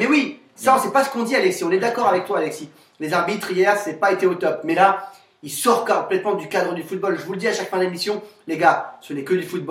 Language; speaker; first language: French; native; French